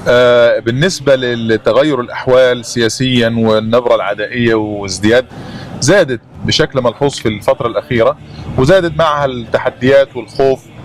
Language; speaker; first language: Arabic; native; Arabic